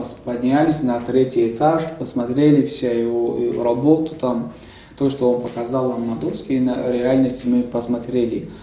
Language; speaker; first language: Russian; non-native, local second language; Tajik